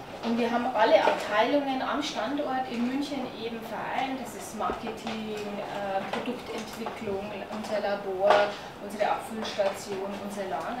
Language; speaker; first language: German; native; German